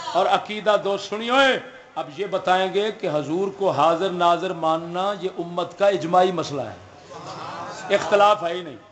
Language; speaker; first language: Urdu; non-native, local second language; Punjabi